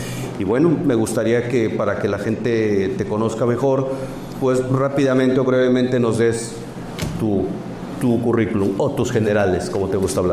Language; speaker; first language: Spanish; native; Spanish